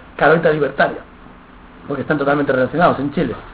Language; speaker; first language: Spanish; non-native, local second language; Galician